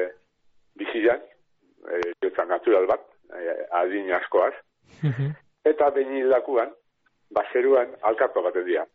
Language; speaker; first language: Basque; native; Basque